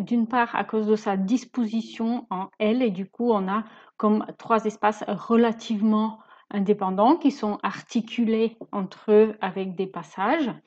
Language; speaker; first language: French; native; French